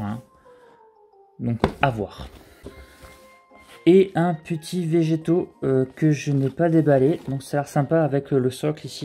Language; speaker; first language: French; native; French